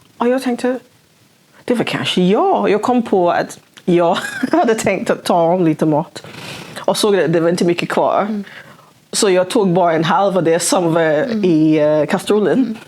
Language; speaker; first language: Swedish; non-native, fluent; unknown